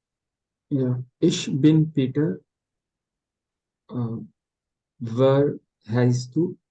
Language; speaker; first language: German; non-native, learner; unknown